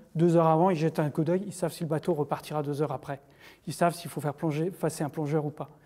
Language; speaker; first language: French; native; French